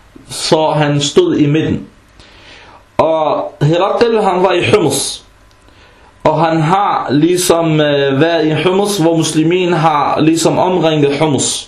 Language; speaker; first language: Danish; early bilingual, other home language; Arabic